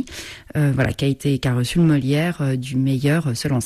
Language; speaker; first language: French; native; French